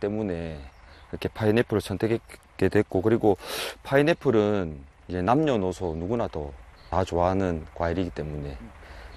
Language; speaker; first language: Korean; native; Korean